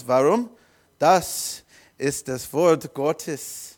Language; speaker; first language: German; non-native, learner; English